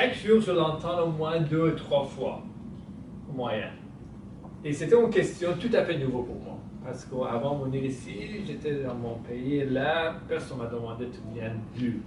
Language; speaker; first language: French; non-native, fluent; Persian